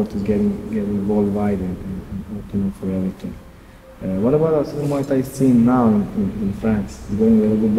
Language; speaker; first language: English; non-native, learner; Serbian